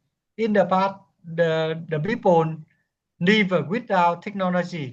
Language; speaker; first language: English; non-native, learner; Vietnamese